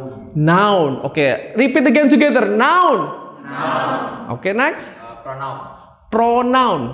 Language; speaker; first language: English; non-native, fluent; Indonesian